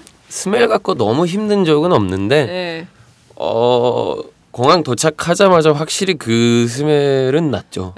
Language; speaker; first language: Korean; non-native, fluent; Turkish